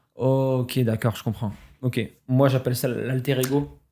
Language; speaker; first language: French; native; French